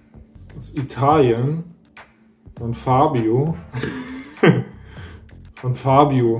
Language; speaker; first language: German; native; German